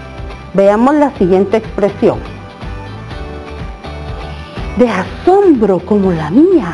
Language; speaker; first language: Spanish; native; Spanish